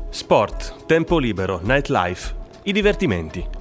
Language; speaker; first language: Italian; native; Italian